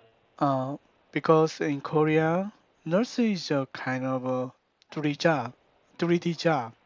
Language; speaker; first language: English; non-native, learner; Korean